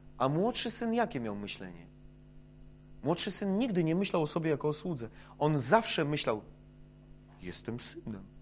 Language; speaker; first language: Polish; non-native, fluent; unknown